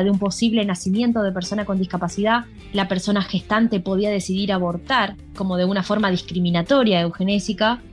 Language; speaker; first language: Spanish; native; Spanish